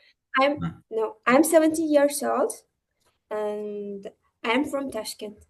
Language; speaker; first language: English; non-native, learner; Uzbek